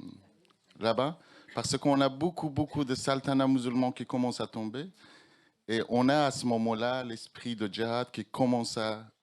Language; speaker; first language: French; non-native, learner; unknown